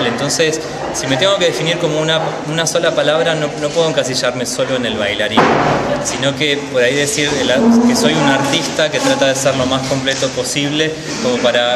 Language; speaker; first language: Spanish; native; Spanish